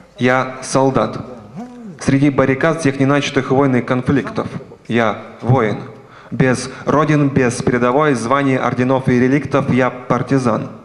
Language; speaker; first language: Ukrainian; non-native, local second language; Russian